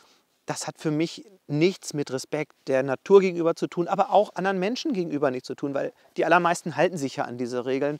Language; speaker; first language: German; native; German